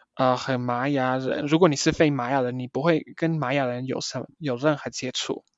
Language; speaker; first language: Chinese; early bilingual, heritage; Chinese